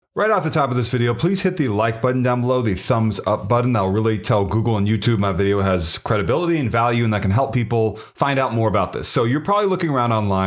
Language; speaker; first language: English; native; English